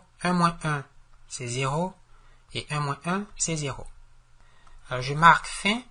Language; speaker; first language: French; native; French